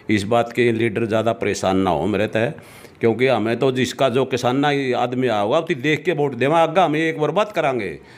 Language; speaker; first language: Hindi; native; Hindi